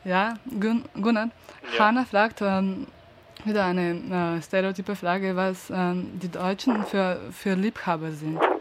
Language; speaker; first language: German; non-native, learner; Slovenian